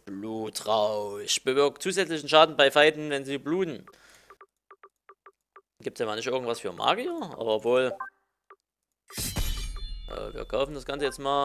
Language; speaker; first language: German; native; German